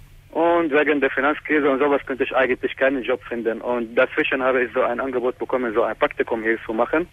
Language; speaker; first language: German; non-native, fluent; Arabic